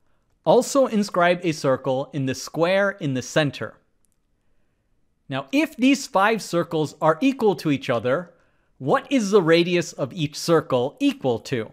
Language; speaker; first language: English; native; English